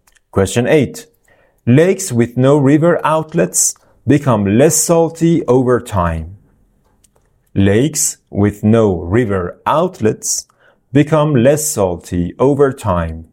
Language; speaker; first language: English; non-native, fluent; Persian